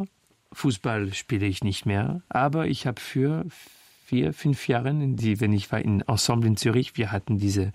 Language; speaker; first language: German; non-native, fluent; French